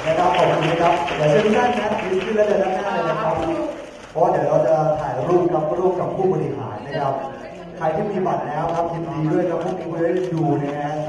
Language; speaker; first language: Thai; native; Thai